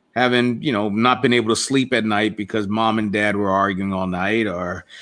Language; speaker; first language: English; native; English